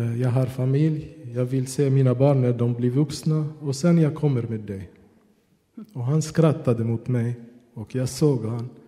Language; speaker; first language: Swedish; non-native, fluent; Arabic